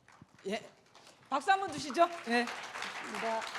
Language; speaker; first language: Korean; native; Korean